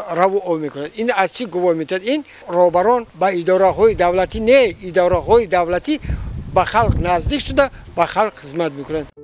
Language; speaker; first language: Tajik; native; Tajik